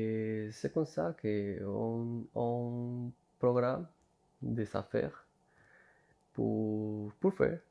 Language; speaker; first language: French; non-native, learner; Spanish